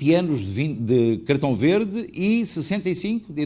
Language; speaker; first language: Portuguese; native; Portuguese